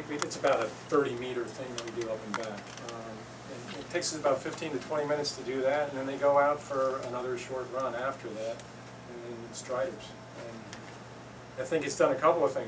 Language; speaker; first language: English; native; English